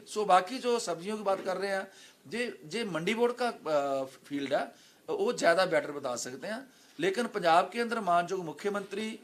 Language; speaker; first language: Hindi; non-native, local second language; Punjabi